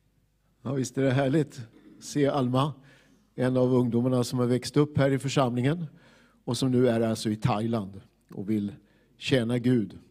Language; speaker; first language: Swedish; native; Swedish